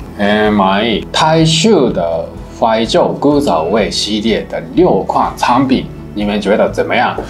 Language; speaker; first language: Chinese; non-native, fluent; Japanese